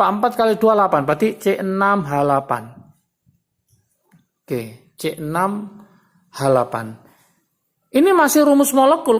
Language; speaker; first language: Indonesian; native; Indonesian